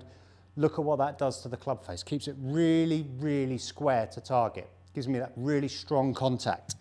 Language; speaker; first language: English; native; English